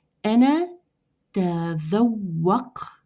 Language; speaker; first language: Arabic; non-native, fluent; Russian